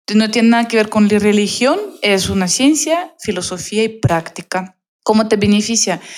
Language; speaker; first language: Spanish; non-native, fluent; Russian